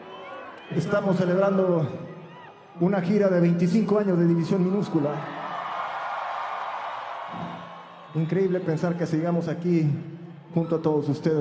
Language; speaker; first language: Spanish; native; Spanish